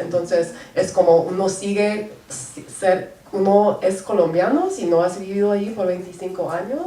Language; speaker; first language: Spanish; non-native, local second language; English